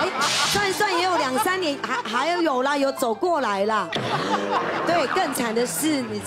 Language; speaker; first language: Chinese; native; Chinese